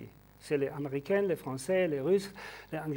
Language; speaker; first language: French; non-native, learner; German